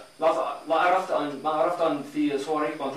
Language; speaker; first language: Arabic; non-native, fluent; English